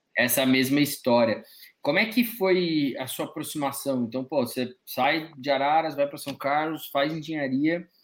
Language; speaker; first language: Portuguese; native; Portuguese